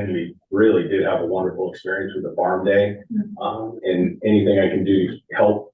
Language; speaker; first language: English; native; English